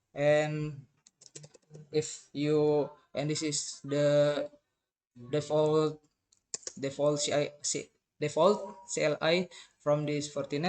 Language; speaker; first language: English; non-native, learner; Indonesian